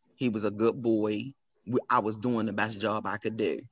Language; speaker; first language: English; native; English